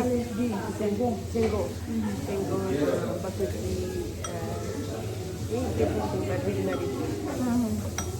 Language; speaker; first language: English; non-native, learner; Tibetan